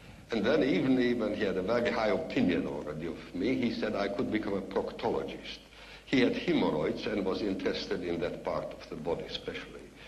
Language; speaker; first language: English; non-native, fluent; Hungarian